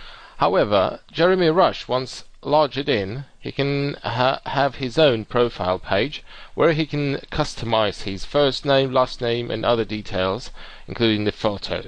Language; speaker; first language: English; non-native, fluent; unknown